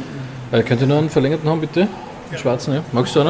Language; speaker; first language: German; native; German